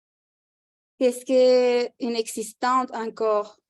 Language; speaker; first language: French; non-native, fluent; Spanish